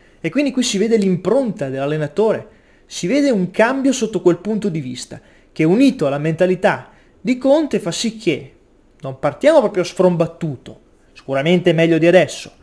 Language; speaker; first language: Italian; native; Italian